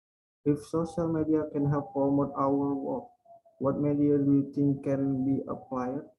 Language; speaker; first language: English; non-native, learner; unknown